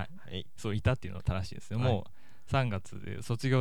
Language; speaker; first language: Japanese; native; Japanese